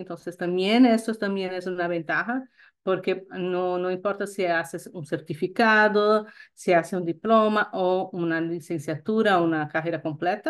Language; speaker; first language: Spanish; non-native, fluent; Portuguese